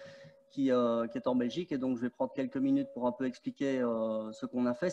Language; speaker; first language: French; native; French